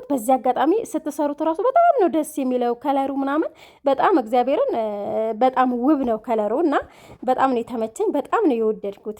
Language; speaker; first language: Amharic; native; Amharic